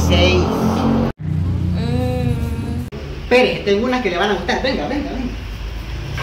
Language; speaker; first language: Spanish; native; Spanish